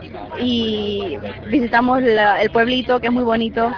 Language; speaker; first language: Spanish; non-native, learner; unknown